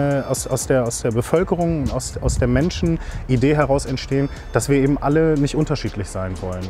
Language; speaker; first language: German; native; German